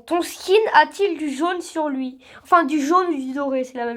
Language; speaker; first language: French; native; French